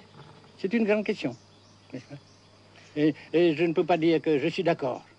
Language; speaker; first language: French; non-native, fluent; Vietnamese